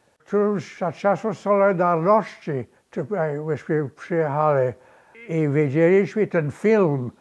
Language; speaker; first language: Polish; early bilingual, other home language; English